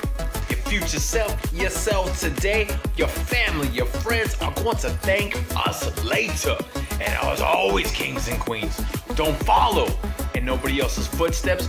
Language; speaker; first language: English; native; English